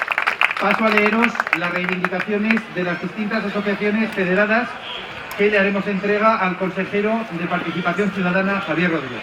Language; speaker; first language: Spanish; native; Spanish